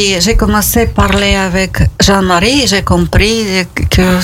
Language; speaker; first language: French; non-native, learner; Ukrainian